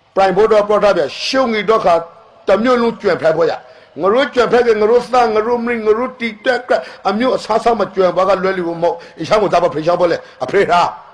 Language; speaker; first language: Burmese; native; Burmese